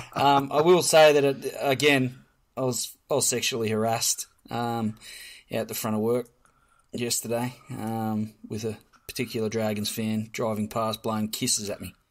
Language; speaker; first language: English; native; English